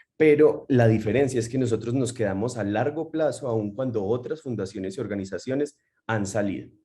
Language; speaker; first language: Spanish; native; Spanish